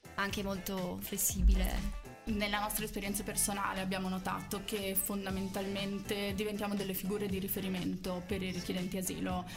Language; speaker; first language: Italian; early bilingual, other home language; Arabic